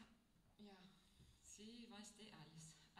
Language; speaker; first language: German; non-native, learner; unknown